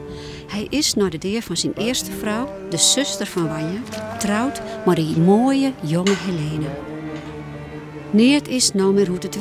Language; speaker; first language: Dutch; non-native, local second language; Western Frisian